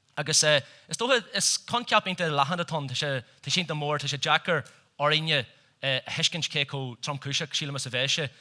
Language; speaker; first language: Irish; native; Irish